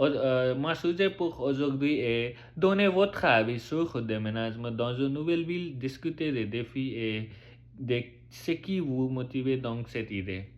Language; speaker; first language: French; non-native, learner; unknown